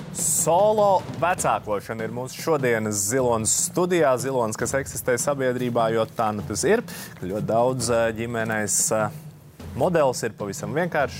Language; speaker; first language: Latvian; native; Latvian